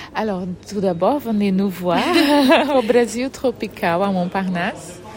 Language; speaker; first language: French; non-native, fluent; Portuguese